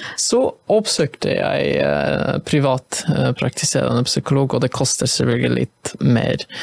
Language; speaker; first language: Norwegian; non-native, fluent; Polish